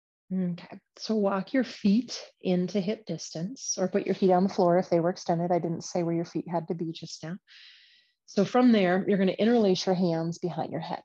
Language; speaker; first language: English; native; English